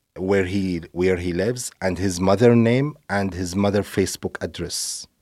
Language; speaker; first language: English; non-native, fluent; Arabic